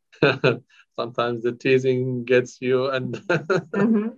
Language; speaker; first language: English; non-native, fluent; Kurdish